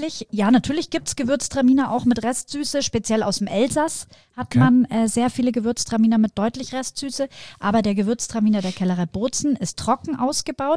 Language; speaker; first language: German; native; German